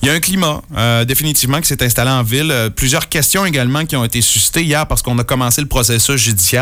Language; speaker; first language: French; native; French